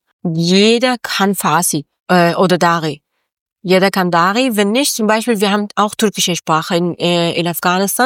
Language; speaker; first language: German; non-native, learner; Persian